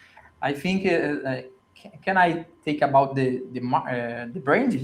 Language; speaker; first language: English; non-native, learner; Portuguese